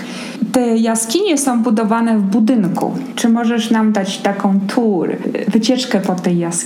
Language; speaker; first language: Polish; native; Polish